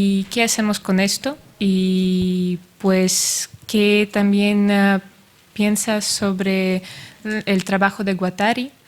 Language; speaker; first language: Spanish; non-native, fluent; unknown